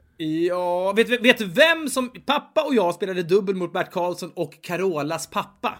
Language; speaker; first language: Swedish; native; Swedish